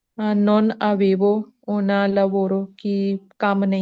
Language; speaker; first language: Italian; non-native, learner; Punjabi